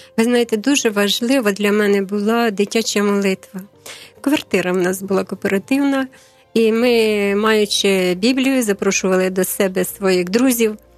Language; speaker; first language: Ukrainian; native; Ukrainian